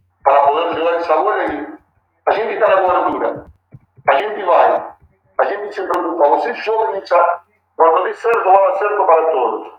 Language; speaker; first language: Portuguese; non-native, fluent; Spanish